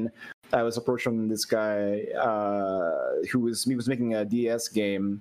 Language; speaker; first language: English; non-native, local second language; Filipino